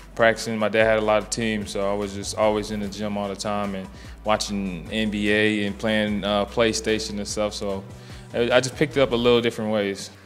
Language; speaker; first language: English; native; English